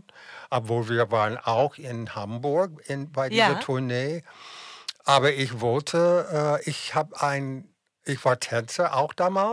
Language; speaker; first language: German; non-native, fluent; English